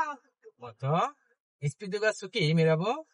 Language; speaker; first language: Japanese; non-native, learner; Bangla